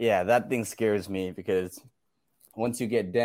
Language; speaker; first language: English; non-native, fluent; Burmese